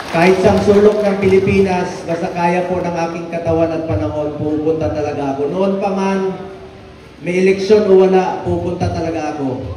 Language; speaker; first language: Filipino; non-native, local second language; Cebuano